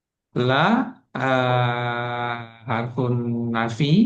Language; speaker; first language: Arabic; non-native, learner; Indonesian